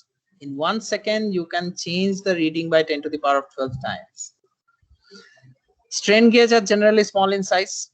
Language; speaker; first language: English; non-native, local second language; Bangla